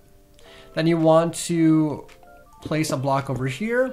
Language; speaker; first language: English; native; English